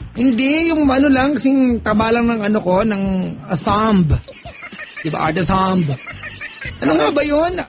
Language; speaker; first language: Filipino; non-native, local second language; Iloko